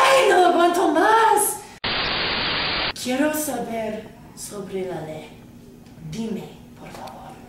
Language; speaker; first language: Spanish; non-native, learner; English